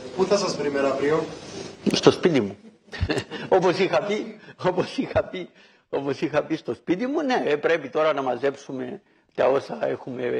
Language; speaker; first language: Greek; native; Greek